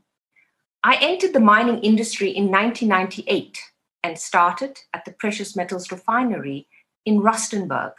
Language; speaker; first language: English; native; English